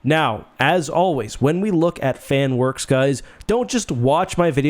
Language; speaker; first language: English; native; English